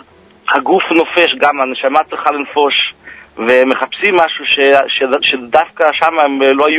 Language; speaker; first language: Hebrew; early bilingual, heritage; Hebrew